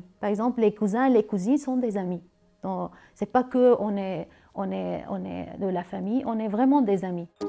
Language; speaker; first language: French; non-native, learner; Arabic